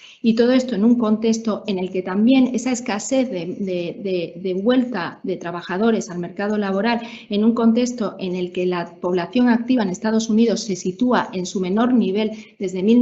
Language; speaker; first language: Spanish; native; Spanish